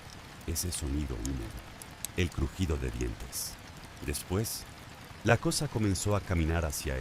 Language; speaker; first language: Spanish; native; Spanish